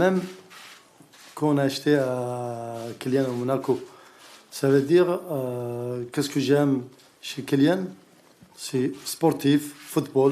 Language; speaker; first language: French; non-native, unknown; Arabic